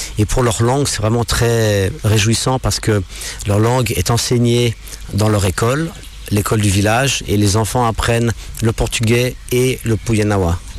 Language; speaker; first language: French; non-native, local second language; English